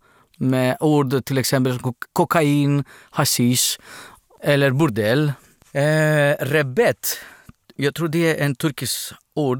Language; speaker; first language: Swedish; non-native, fluent; Greek